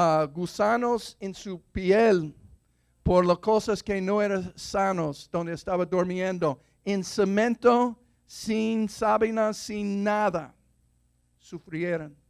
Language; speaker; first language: Spanish; non-native, fluent; English